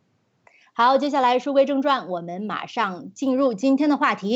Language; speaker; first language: Chinese; native; Chinese